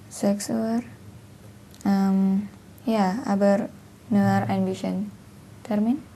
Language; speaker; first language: German; non-native, learner; Indonesian